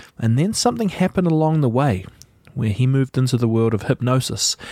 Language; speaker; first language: English; native; English